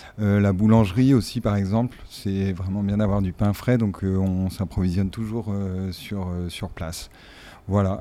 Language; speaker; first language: French; native; French